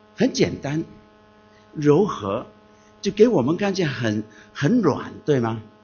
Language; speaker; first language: Chinese; non-native, local second language; Cantonese